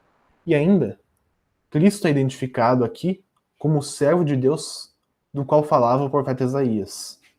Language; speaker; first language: Portuguese; native; Portuguese